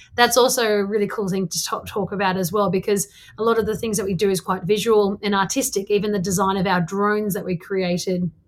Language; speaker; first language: English; native; English